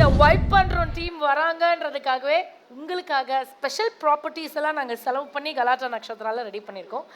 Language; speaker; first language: Tamil; native; Tamil